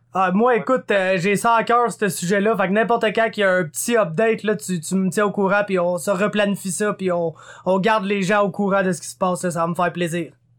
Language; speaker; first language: French; native; French